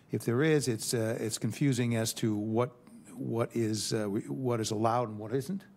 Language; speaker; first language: English; native; English